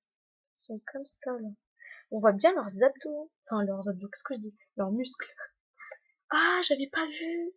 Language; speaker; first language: French; native; French